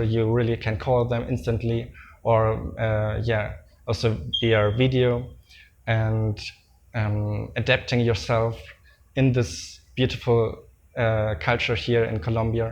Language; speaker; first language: English; non-native, fluent; German